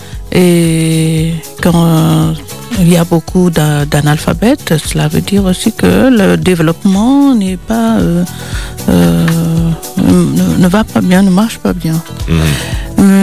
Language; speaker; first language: French; non-native, local second language; Malagasy